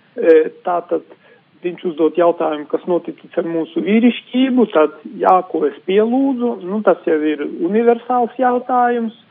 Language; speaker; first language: Latvian; non-native, local second language; Polish